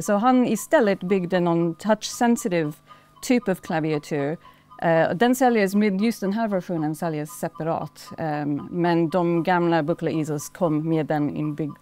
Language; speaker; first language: Swedish; non-native, fluent; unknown